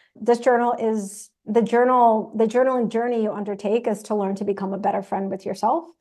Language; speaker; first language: English; non-native, fluent; Russian